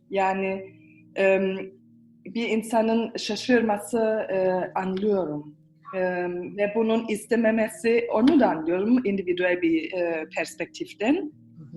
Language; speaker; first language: Turkish; early bilingual, heritage; Turkish